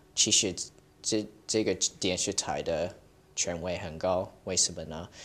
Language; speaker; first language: Chinese; early bilingual, heritage; Chinese